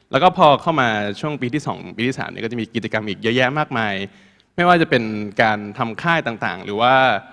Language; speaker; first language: Thai; native; Thai